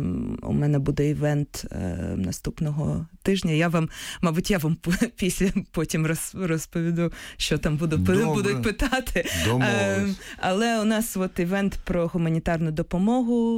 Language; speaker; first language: Ukrainian; non-native, local second language; Russian